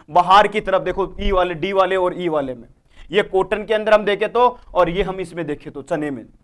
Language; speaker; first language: Hindi; native; Hindi